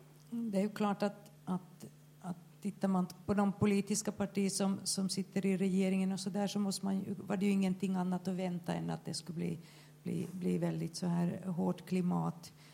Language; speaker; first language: Swedish; native; Swedish